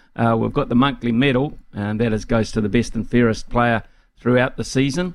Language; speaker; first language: English; native; English